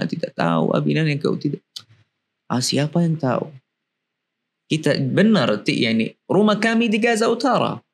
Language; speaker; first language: Indonesian; non-native, learner; Arabic